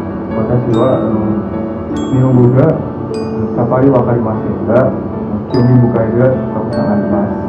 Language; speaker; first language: Japanese; non-native, learner; Indonesian